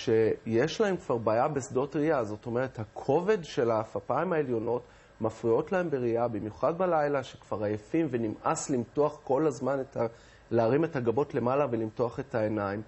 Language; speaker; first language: Hebrew; native; Hebrew